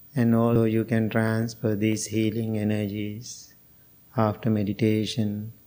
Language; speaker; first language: English; non-native, fluent; Sinhala